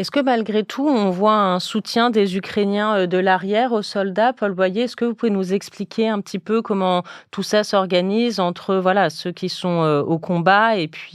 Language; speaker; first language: French; native; French